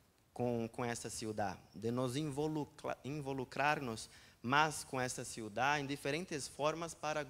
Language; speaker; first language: Spanish; non-native, fluent; Portuguese